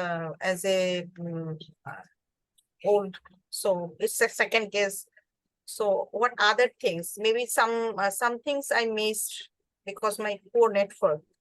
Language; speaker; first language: English; non-native, learner; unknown